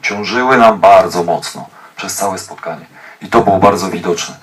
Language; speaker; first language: Polish; non-native, fluent; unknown